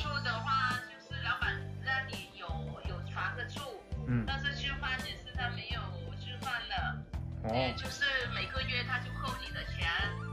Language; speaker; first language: Chinese; non-native, learner; Vietnamese